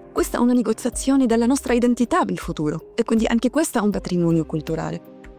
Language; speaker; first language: Italian; non-native, fluent; Arabic